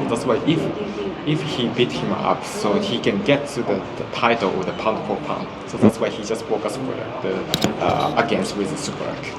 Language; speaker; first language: English; non-native, learner; Japanese